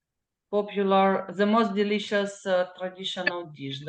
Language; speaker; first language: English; non-native, learner; Russian